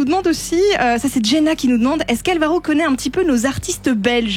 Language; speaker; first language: French; native; French